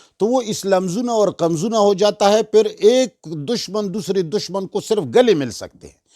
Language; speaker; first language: Urdu; non-native, local second language; Pashto